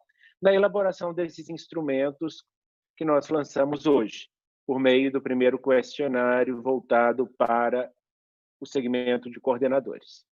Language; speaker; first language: Portuguese; native; Portuguese